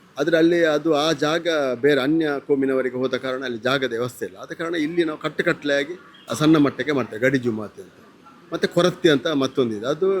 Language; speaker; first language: Kannada; non-native, local second language; Tulu